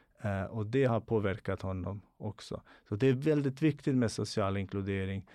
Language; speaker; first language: Swedish; non-native, fluent; Bosnian